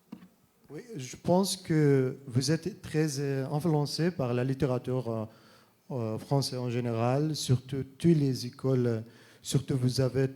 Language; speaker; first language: French; non-native, fluent; Arabic